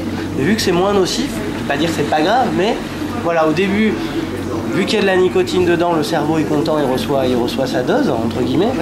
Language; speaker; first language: French; native; French